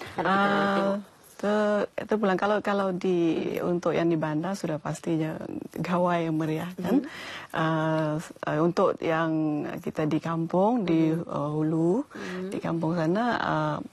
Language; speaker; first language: Malay; native; Malay